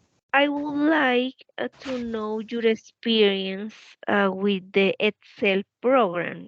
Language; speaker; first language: English; non-native, learner; Spanish